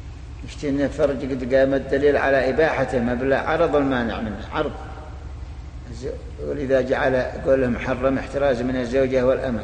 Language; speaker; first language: Arabic; native; Arabic